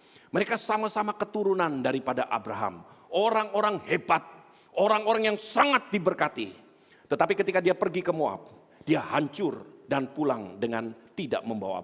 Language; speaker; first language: Indonesian; native; Indonesian